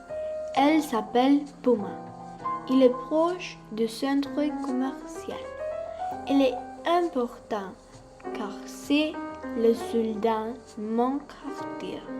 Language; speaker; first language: French; non-native, learner; Spanish